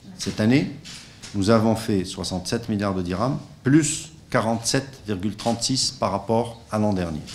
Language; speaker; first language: French; non-native, local second language; Arabic